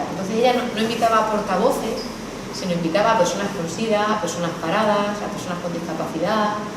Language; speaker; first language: Spanish; native; Spanish